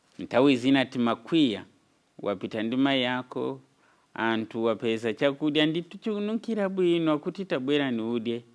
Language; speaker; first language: Nyanja; non-native, fluent; Nyankole